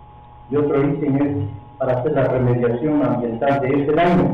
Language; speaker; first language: Spanish; native; Spanish